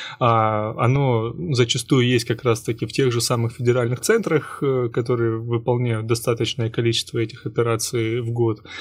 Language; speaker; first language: Russian; native; Russian